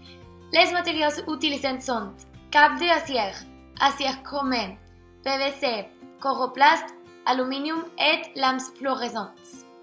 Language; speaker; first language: French; non-native, learner; Spanish